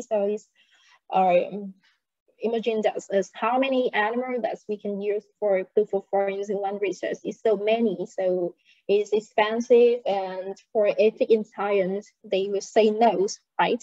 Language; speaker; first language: English; non-native, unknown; Vietnamese